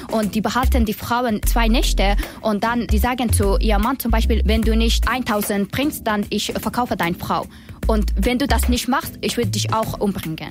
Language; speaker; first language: German; non-native, learner; Persian